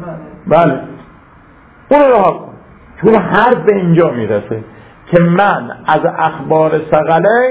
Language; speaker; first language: Persian; native; Persian